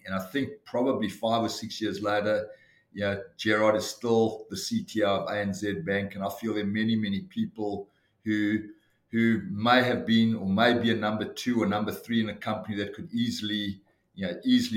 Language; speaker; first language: English; native; English